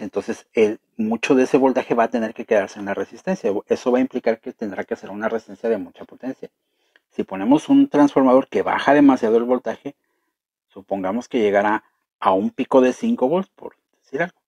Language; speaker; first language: Spanish; native; Spanish